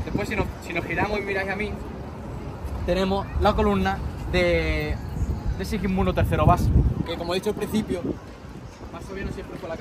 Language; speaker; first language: Spanish; native; Spanish